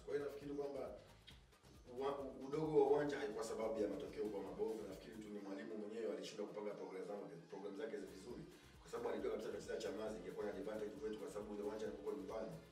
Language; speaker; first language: Swahili; native; Swahili